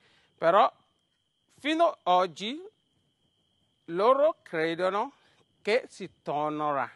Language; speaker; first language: Italian; non-native, learner; Yoruba